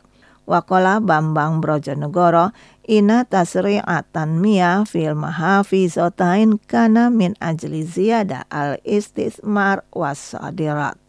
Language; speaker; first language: Arabic; non-native, fluent; Indonesian